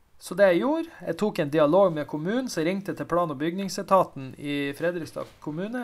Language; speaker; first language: Norwegian; native; Norwegian